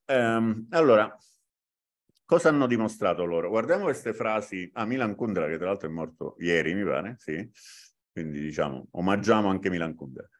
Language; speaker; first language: Italian; native; Italian